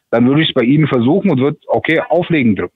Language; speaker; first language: German; native; German